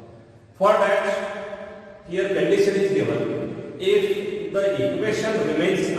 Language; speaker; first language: English; non-native, local second language; Marathi